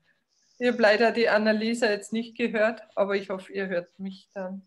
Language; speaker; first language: German; native; German